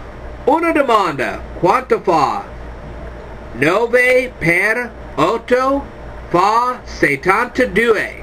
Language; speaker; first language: Italian; non-native, learner; English